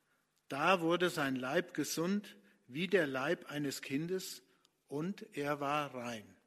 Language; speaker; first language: German; native; German